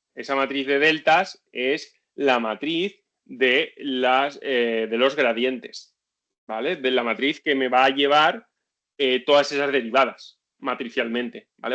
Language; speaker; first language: Spanish; native; Spanish